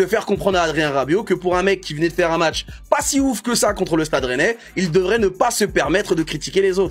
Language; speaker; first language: French; native; French